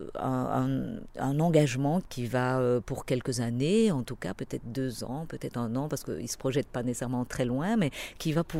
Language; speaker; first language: French; native; French